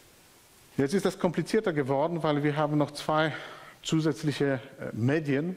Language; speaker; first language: German; non-native, fluent; Polish